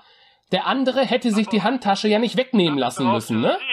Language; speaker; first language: German; native; German